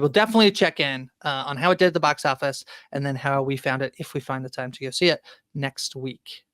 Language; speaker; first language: English; native; English